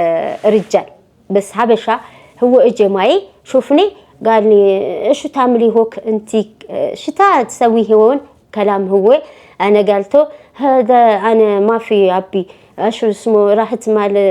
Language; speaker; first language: Arabic; non-native, learner; Amharic